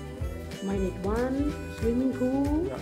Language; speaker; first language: English; non-native, learner; Thai